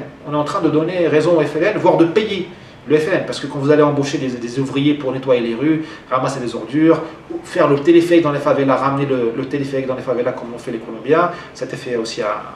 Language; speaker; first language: French; non-native, local second language; Arabic